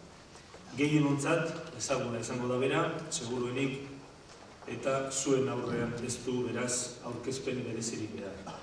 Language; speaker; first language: Basque; native; Basque